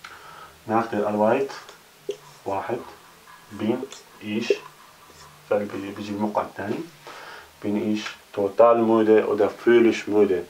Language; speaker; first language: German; non-native, fluent; Arabic